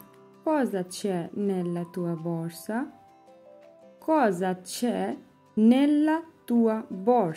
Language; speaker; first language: Italian; non-native, learner; Bangla